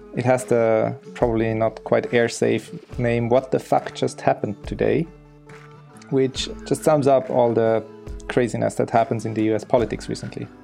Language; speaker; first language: English; non-native, fluent; German